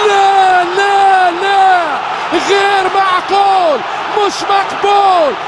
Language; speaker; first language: Arabic; native; Arabic